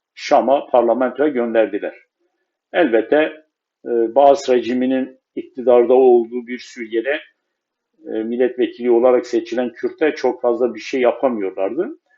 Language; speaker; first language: Turkish; non-native, local second language; Kurdish